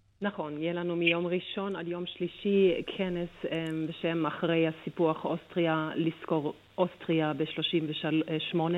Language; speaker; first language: Hebrew; non-native, fluent; German